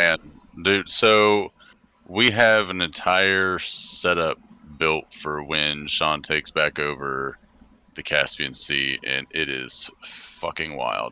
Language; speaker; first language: English; native; English